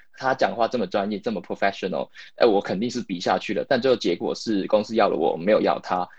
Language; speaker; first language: Chinese; non-native, local second language; Cantonese